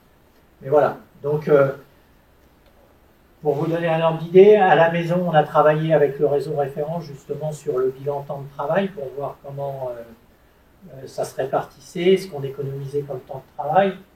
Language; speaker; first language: French; native; French